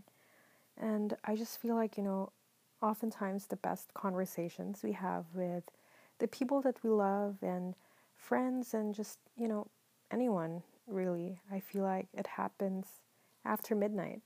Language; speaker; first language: English; non-native, local second language; Filipino